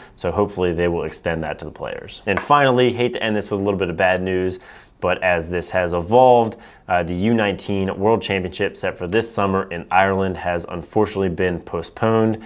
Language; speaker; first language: English; native; English